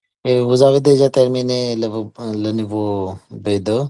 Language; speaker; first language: French; non-native, learner; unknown